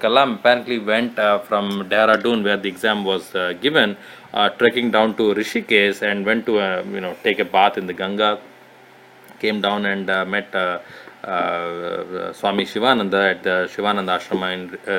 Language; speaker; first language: English; non-native, local second language; Telugu